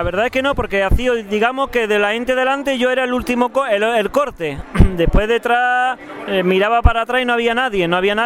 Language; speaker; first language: Spanish; native; Spanish